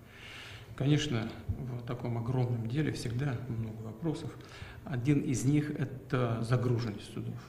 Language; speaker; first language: Russian; native; Russian